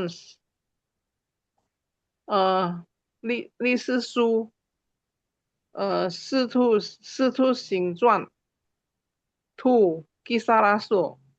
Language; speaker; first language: Chinese; non-native, learner; Indonesian